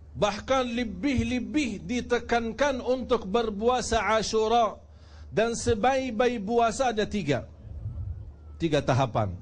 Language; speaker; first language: Indonesian; non-native, fluent; Arabic